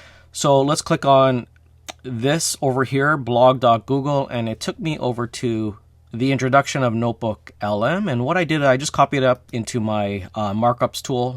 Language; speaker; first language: English; native; English